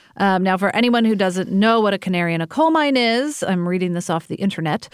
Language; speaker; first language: English; native; English